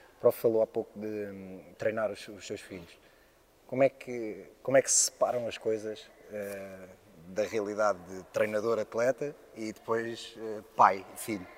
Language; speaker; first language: Portuguese; native; Portuguese